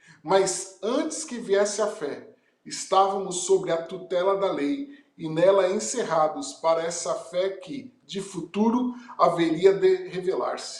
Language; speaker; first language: Portuguese; native; Portuguese